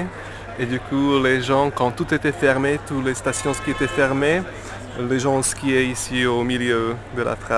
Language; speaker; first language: French; non-native, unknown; Slovak